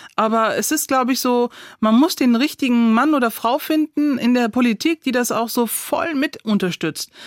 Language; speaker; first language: German; early bilingual, other home language; Turkish